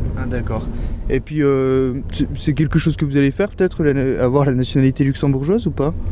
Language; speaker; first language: French; native; French